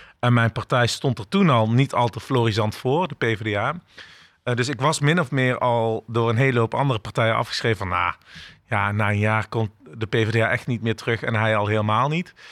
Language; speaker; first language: Dutch; early bilingual, other home language; Turkish